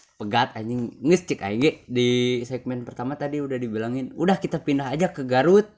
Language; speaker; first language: Indonesian; non-native, local second language; Sundanese